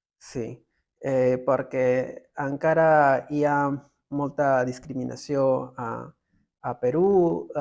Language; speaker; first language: Catalan; non-native, learner; Spanish